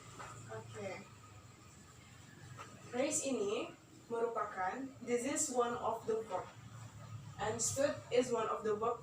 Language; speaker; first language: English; non-native, learner; Indonesian